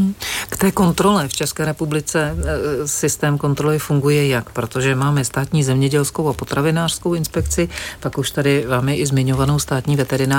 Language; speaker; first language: Czech; native; Czech